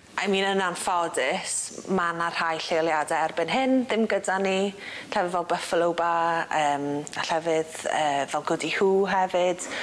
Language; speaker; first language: Welsh; native; Welsh